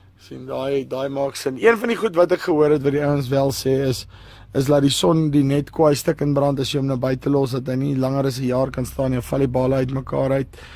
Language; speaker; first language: Afrikaans; native; Afrikaans